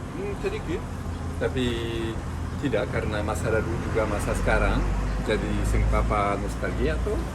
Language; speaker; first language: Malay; non-native, fluent; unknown